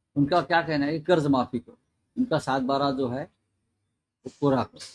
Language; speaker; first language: Hindi; non-native, local second language; Marathi